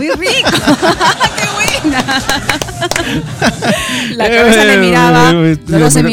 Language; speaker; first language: Spanish; native; Spanish